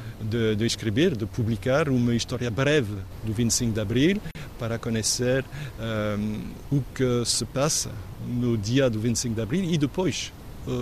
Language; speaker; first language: Portuguese; non-native, learner; French